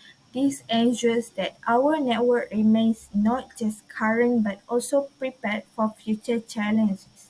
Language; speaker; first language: English; non-native, local second language; Malay